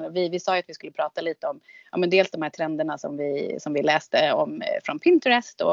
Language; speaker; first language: Swedish; native; Swedish